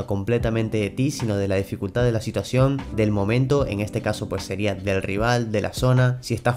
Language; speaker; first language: Spanish; native; Spanish